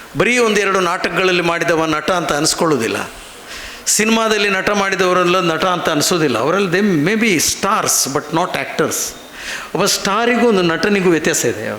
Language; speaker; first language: Kannada; non-native, local second language; Konkani